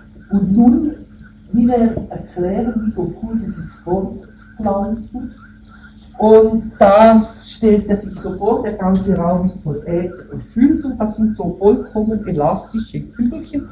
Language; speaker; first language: German; native; German